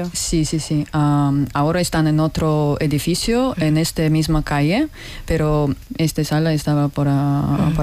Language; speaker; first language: Spanish; non-native, learner; Russian